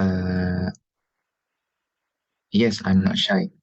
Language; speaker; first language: English; non-native, learner; Indonesian